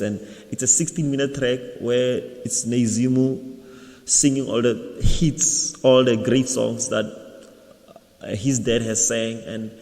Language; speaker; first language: English; non-native, local second language; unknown